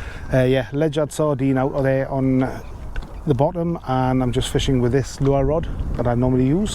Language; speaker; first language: English; native; English